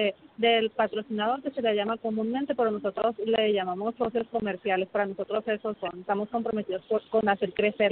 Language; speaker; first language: Spanish; native; Spanish